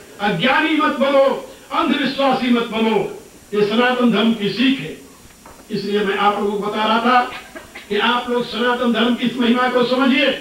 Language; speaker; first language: Hindi; native; Hindi